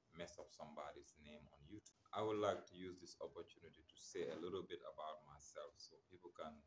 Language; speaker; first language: English; non-native, local second language; Wolof